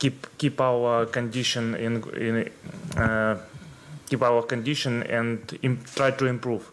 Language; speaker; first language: English; non-native, learner; Ukrainian